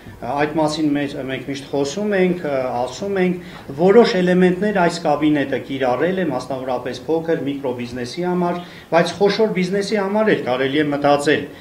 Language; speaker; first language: Armenian; native; Armenian